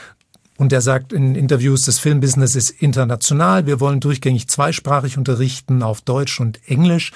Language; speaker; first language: German; native; German